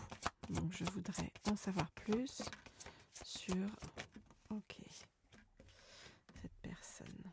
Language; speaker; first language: French; native; French